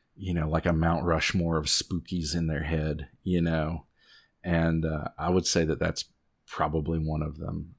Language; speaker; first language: English; native; English